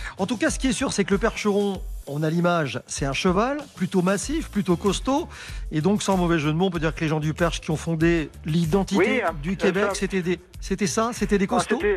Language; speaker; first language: French; native; French